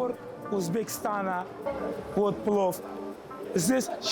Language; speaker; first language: Russian; non-native, learner; Uzbek